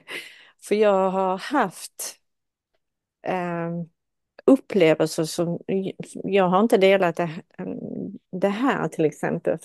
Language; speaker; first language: Swedish; non-native, fluent; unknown